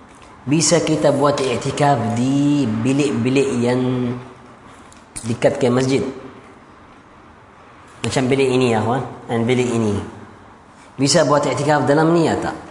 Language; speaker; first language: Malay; non-native, fluent; Arabic